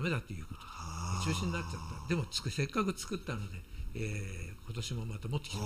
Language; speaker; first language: Japanese; native; Japanese